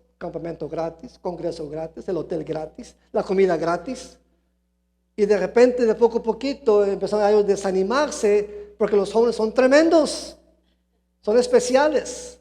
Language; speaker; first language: Spanish; early bilingual, heritage; Spanish